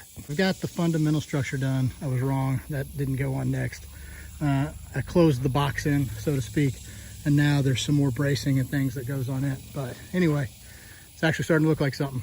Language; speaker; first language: English; native; English